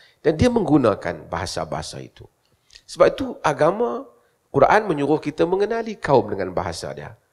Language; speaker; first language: Malay; native; Malay